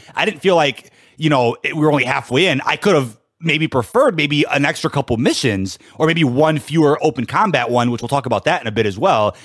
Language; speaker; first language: English; native; English